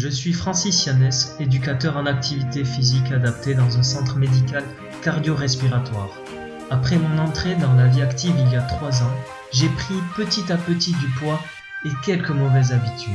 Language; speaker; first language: French; native; French